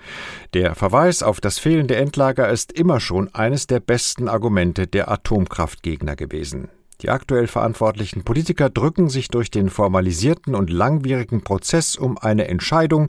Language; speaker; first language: German; native; German